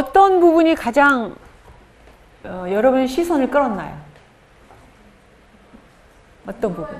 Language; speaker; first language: Korean; native; Korean